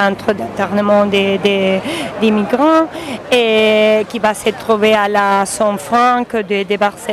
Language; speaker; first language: French; non-native, learner; Spanish